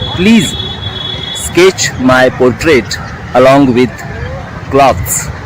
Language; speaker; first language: English; non-native, local second language; Marathi